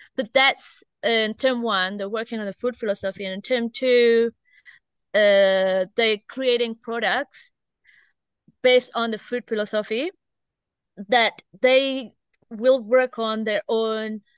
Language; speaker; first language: English; non-native, fluent; Indonesian